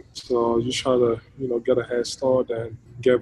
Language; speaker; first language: English; non-native, local second language; French